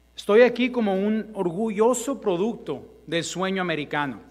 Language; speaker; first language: Spanish; early bilingual, heritage; Spanish